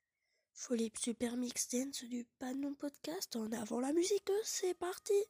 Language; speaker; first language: French; native; French